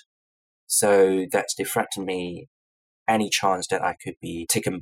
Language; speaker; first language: English; non-native, local second language; Cantonese